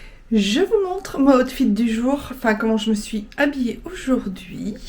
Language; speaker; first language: French; native; French